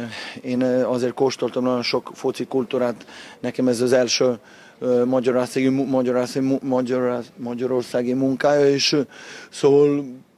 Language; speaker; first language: Hungarian; non-native, fluent; Serbian